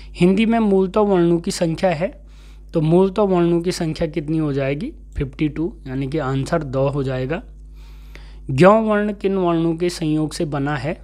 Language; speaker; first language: Hindi; native; Hindi